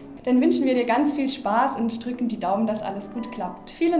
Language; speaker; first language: German; native; German